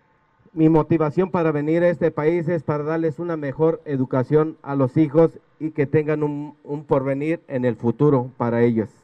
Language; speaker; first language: Spanish; native; Spanish